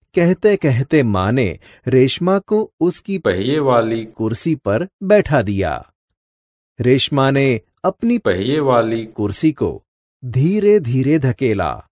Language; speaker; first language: Hindi; non-native, local second language; Gujarati